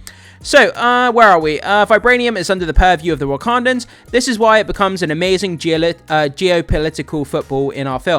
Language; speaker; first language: English; native; English